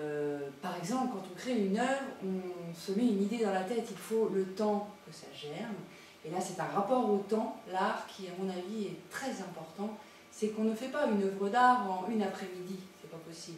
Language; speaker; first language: French; native; French